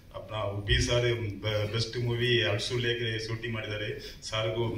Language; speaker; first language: Kannada; non-native, learner; Tamil